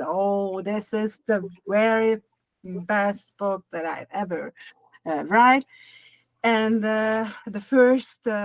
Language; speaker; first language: English; non-native, learner; Hungarian